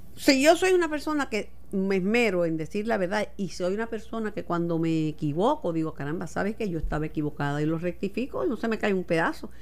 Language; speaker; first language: Spanish; native; Spanish